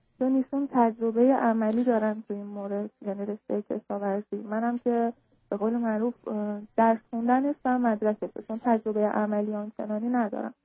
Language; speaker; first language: Persian; non-native, local second language; Azerbaijani